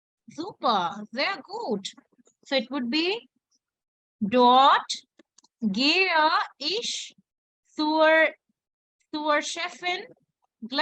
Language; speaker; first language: German; non-native, learner; Hindi